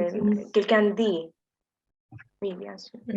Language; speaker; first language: French; non-native, learner; Greek